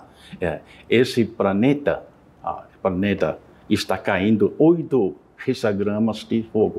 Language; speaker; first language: Portuguese; non-native, learner; Chinese